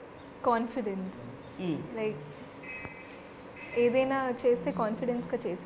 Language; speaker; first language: Telugu; non-native, learner; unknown